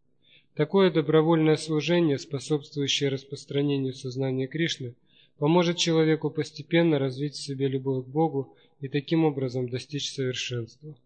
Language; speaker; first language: Russian; native; Russian